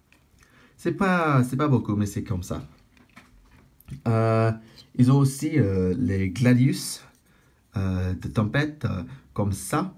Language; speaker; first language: French; non-native, fluent; English